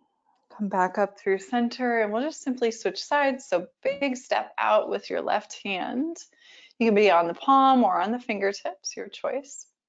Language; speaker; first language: English; native; English